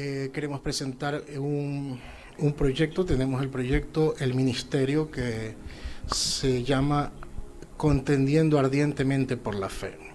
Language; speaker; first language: Spanish; native; Spanish